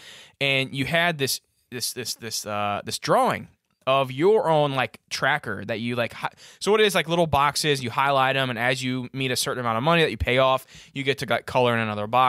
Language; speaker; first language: English; native; English